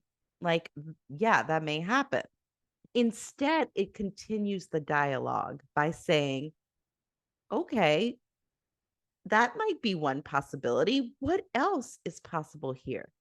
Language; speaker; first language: English; native; English